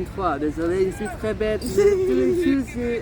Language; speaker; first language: French; non-native, learner; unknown